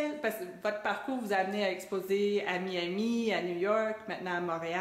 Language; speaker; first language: French; native; French